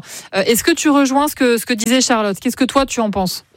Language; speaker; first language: French; native; French